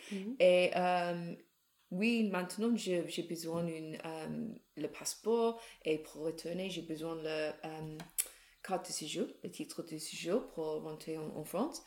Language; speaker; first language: French; non-native, learner; English